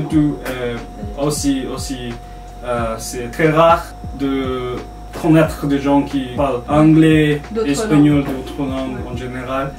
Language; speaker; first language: French; non-native, learner; Japanese